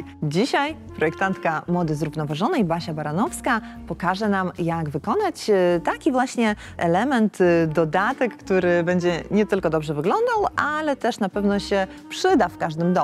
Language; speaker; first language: Polish; native; Polish